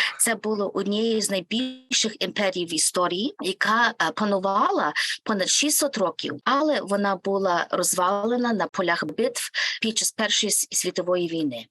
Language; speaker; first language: Ukrainian; native; Ukrainian